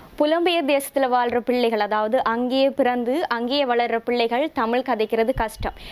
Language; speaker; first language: Tamil; native; Tamil